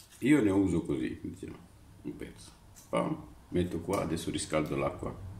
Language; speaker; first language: Italian; non-native, fluent; Romanian